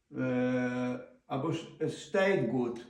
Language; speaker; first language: German; non-native, learner; Ukrainian